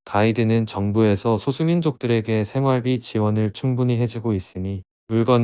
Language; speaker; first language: Korean; native; Korean